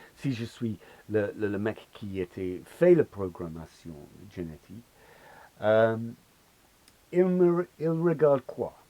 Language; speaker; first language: French; non-native, learner; English